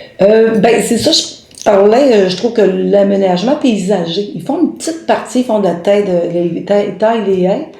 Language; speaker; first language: French; native; French